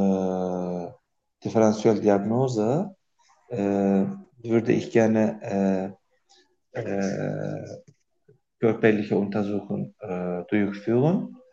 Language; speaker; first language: German; non-native, learner; Turkish